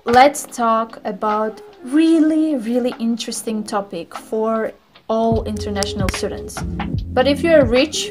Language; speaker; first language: English; non-native, fluent; Tajik